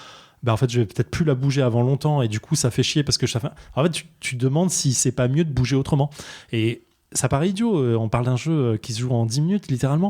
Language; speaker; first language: French; native; French